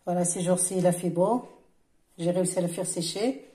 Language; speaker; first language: French; non-native, local second language; Arabic